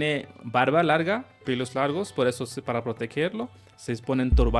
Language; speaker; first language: Spanish; non-native, learner; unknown